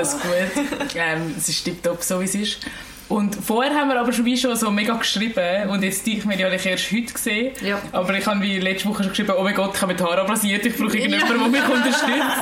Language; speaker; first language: German; native; German